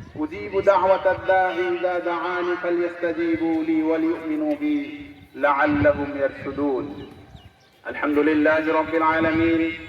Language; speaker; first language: Arabic; non-native, fluent; Bangla